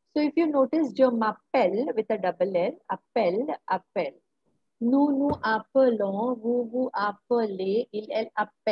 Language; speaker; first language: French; non-native, fluent; Marathi